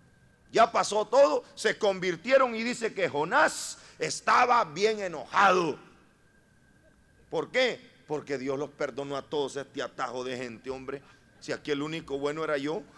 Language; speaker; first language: Spanish; native; Spanish